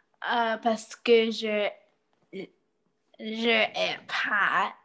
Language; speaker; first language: French; early bilingual, other home language; English